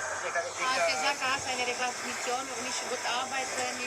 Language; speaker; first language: German; non-native, learner; Romanian